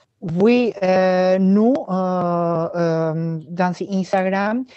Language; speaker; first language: French; non-native, learner; Spanish